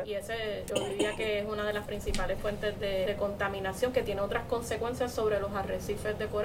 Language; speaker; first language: Spanish; native; Spanish